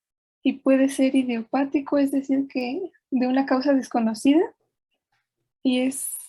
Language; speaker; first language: Spanish; native; Spanish